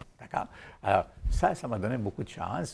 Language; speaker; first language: French; non-native, fluent; Bangla